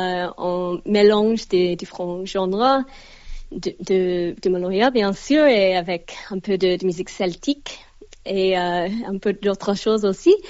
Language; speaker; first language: French; non-native, learner; English